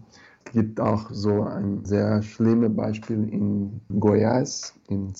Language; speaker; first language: German; non-native, fluent; Portuguese